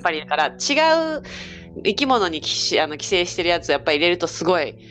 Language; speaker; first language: Japanese; native; Japanese